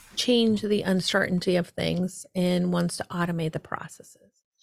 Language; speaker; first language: English; early bilingual, heritage; Spanish